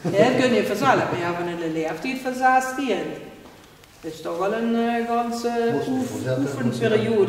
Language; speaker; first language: Dutch; native; Dutch